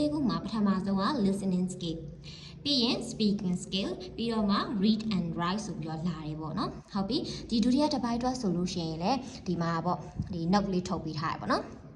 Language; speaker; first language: Burmese; native; Burmese